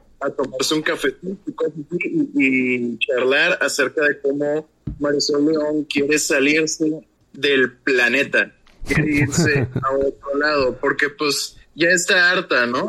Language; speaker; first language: Spanish; native; Spanish